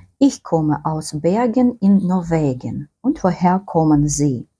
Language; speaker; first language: German; non-native, fluent; Ukrainian